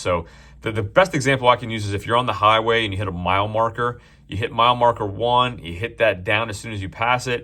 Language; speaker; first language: English; native; English